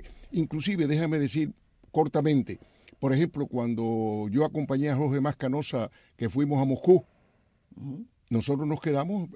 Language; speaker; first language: Spanish; native; Spanish